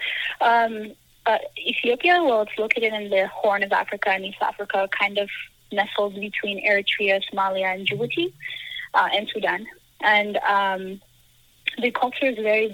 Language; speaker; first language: English; native; English